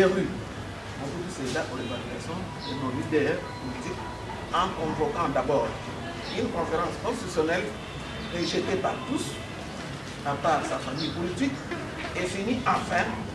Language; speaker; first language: French; non-native, local second language; Lingala